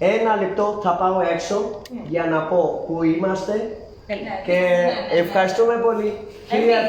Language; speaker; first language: Greek; non-native, learner; Urdu